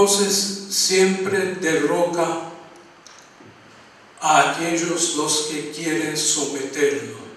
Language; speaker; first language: Spanish; non-native, fluent; Armenian